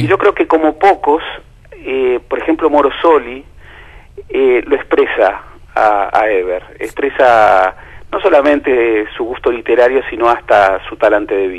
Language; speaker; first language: Spanish; native; Spanish